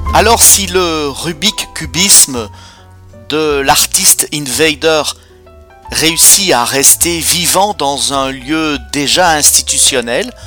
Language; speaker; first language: French; native; French